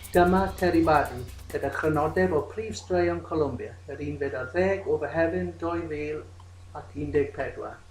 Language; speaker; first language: Welsh; non-native, local second language; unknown